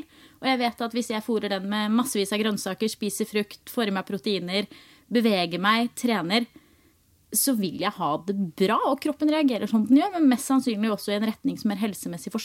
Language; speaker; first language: Norwegian; native; Norwegian